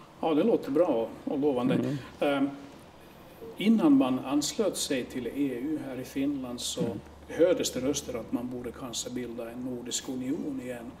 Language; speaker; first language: Swedish; non-native, local second language; Finnish